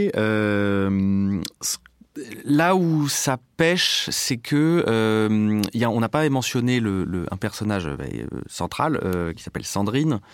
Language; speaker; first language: French; native; French